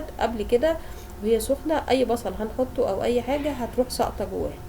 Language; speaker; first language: Arabic; native; Arabic